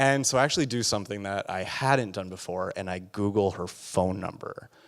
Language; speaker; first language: English; native; English